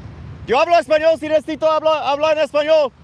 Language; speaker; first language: Spanish; non-native, learner; English